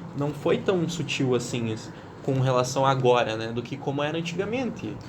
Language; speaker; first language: Portuguese; native; Portuguese